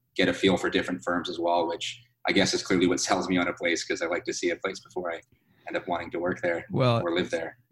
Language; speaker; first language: English; native; English